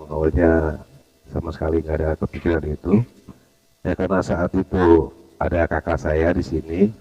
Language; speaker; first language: Indonesian; native; Indonesian